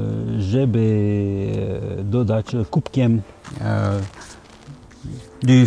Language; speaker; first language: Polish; early bilingual, heritage; French